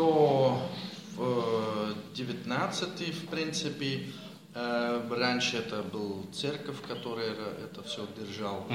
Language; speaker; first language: Russian; non-native, learner; Dutch